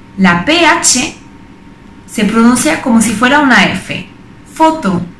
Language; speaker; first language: Spanish; non-native, fluent; French